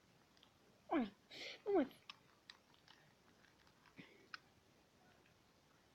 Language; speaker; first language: French; native; French